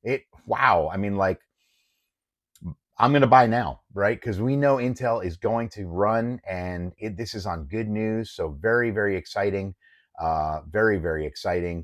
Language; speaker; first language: English; native; English